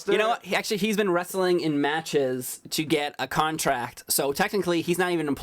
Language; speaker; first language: English; native; English